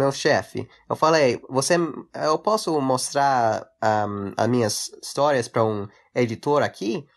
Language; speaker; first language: Portuguese; early bilingual, heritage; English